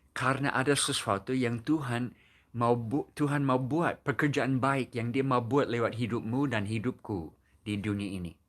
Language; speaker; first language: Indonesian; non-native, fluent; English